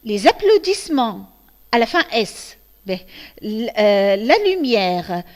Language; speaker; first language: French; non-native, local second language; Arabic